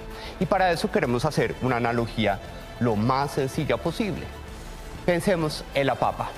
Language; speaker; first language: Spanish; native; Spanish